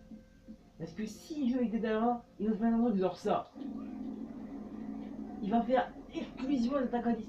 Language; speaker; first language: French; native; French